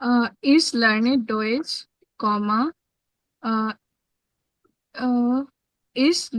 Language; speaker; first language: German; non-native, learner; Hindi